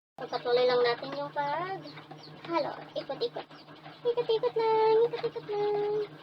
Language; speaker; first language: Filipino; non-native, local second language; Cebuano